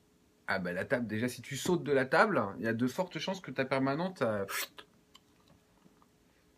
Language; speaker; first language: French; native; French